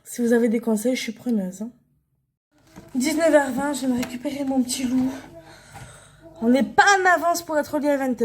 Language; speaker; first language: French; native; French